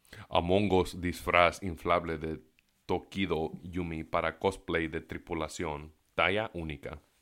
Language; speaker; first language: Spanish; early bilingual, heritage; Spanish